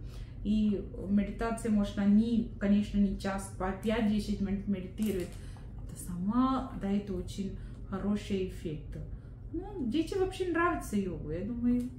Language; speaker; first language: Russian; non-native, learner; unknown